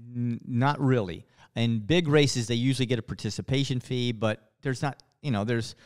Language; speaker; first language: English; native; English